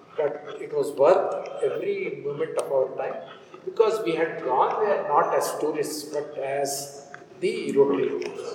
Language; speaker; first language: English; non-native, local second language; Kannada